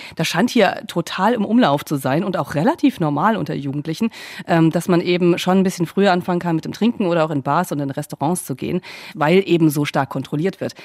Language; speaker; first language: German; native; German